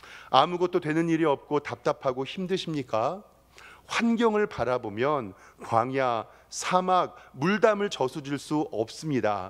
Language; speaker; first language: Korean; native; Korean